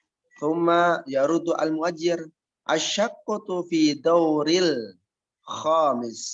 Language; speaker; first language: Arabic; non-native, fluent; Indonesian